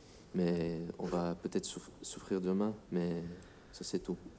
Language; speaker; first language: French; non-native, fluent; English